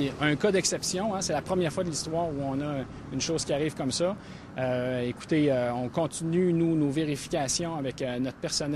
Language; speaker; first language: French; native; French